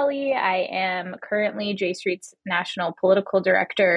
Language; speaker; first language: English; native; English